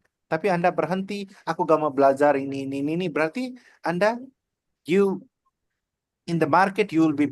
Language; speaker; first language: Indonesian; non-native, learner; Nepali